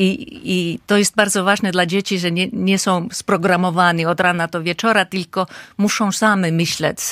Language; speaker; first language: Polish; non-native, fluent; Finnish